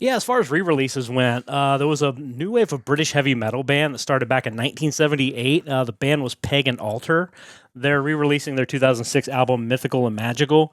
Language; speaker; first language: English; native; English